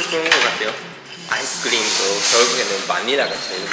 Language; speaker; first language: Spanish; non-native, learner; Japanese